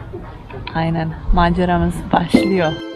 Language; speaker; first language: Turkish; non-native, fluent; Slovenian